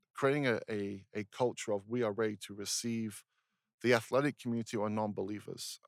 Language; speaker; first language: English; native; English